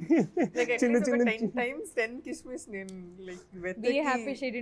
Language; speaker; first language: Telugu; non-native, fluent; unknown